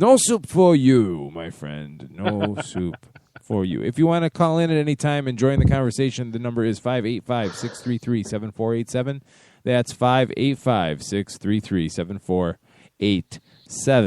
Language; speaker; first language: English; native; English